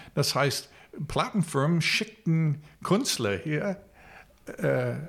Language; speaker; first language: German; non-native, fluent; English